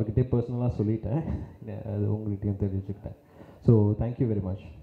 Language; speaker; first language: Tamil; native; Tamil